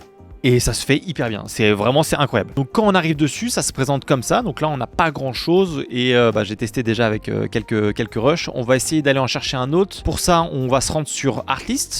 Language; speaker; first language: French; native; French